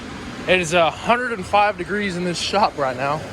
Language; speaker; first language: English; native; English